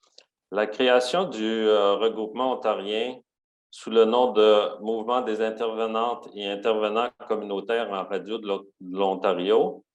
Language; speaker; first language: French; native; French